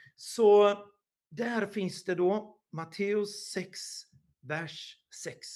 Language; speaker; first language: Swedish; non-native, fluent; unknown